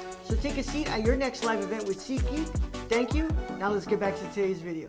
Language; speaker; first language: English; native; English